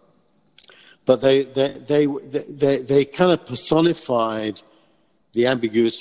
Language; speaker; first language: English; native; English